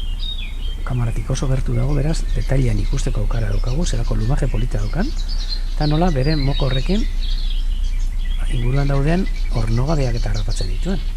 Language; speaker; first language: Basque; native; Basque